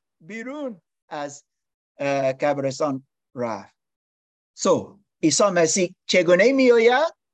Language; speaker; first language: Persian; non-native, learner; English